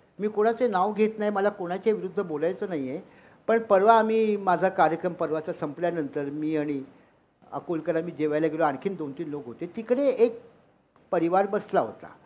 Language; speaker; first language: Marathi; native; Marathi